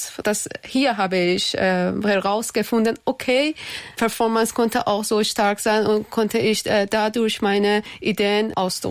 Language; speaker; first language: German; non-native, learner; Persian